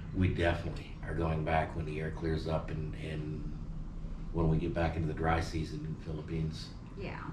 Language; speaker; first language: English; native; English